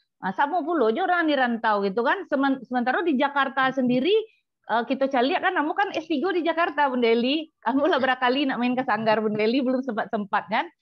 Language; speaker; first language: Indonesian; non-native, local second language; Minangkabau